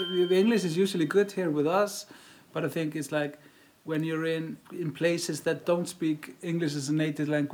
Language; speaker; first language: English; non-native, fluent; Icelandic